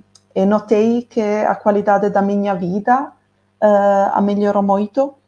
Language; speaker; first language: Portuguese; non-native, fluent; Italian